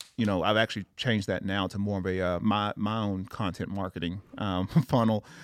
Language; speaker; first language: English; native; English